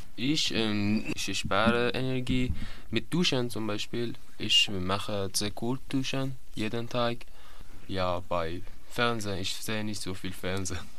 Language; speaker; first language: German; non-native, learner; Persian